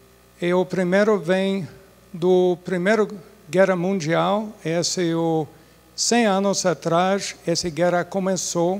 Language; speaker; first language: Portuguese; non-native, fluent; English